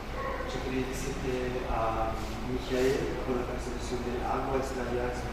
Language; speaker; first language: Spanish; non-native, fluent; German